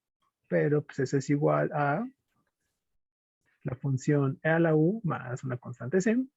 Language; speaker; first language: Spanish; native; Spanish